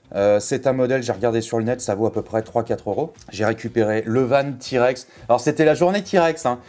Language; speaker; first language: French; native; French